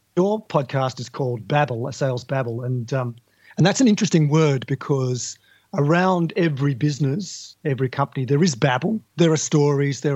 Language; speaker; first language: English; native; English